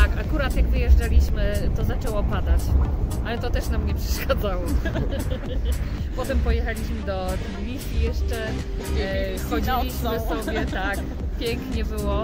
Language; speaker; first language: Polish; native; Polish